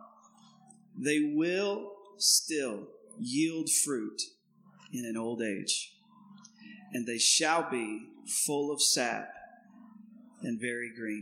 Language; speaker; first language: English; native; English